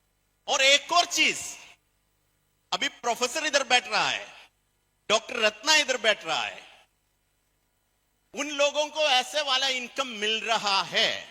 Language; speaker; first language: Hindi; non-native, fluent; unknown